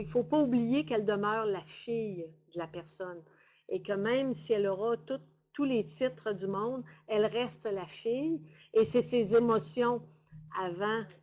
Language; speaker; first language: French; native; French